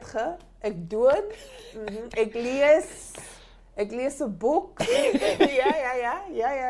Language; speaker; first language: Afrikaans; non-native, learner; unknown